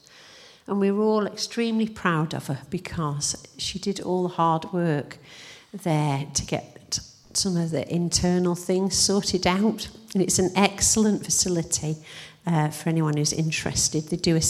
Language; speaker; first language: English; native; English